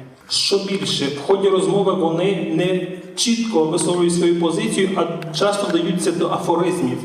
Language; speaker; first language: Ukrainian; native; Ukrainian